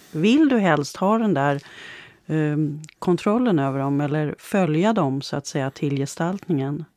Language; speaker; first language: Swedish; native; Swedish